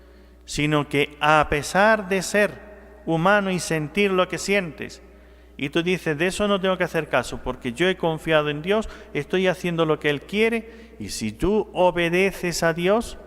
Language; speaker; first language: Spanish; native; Spanish